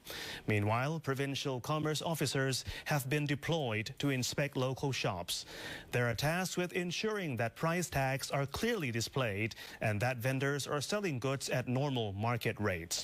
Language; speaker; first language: English; non-native, fluent; Thai